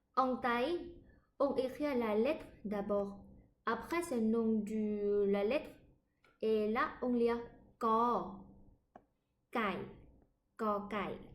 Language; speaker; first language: French; non-native, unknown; Thai